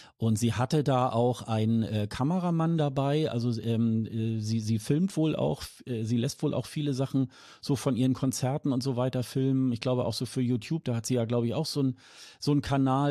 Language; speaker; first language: German; native; German